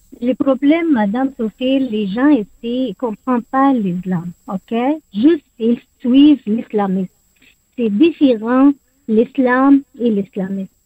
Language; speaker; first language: French; non-native, learner; Arabic